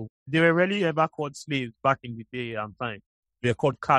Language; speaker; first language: English; non-native, local second language; Igbo